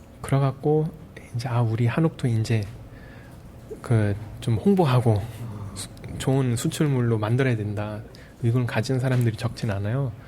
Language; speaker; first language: Korean; early bilingual, heritage; Korean